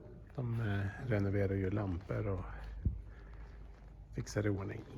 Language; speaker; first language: Swedish; native; Swedish